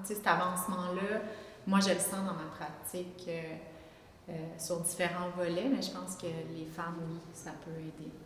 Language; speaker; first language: French; native; French